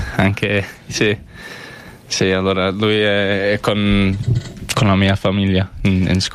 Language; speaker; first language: Italian; non-native, learner; English